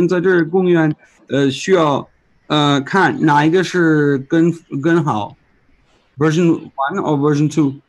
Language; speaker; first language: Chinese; non-native, fluent; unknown